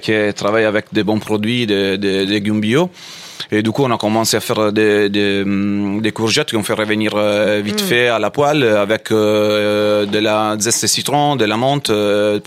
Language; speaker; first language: French; non-native, fluent; Italian